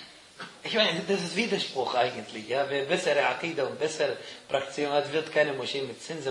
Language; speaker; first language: German; non-native, fluent; Arabic